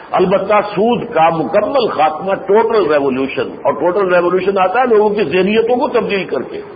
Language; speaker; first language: Urdu; native; Urdu